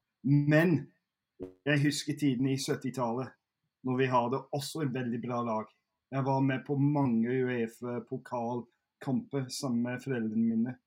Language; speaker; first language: Norwegian; non-native, fluent; English